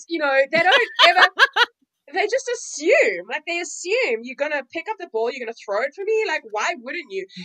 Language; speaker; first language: English; native; English